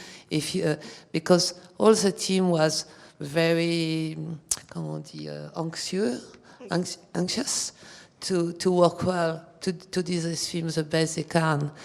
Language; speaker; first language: English; non-native, learner; French